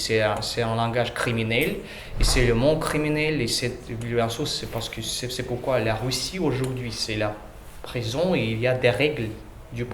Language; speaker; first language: French; non-native, learner; Russian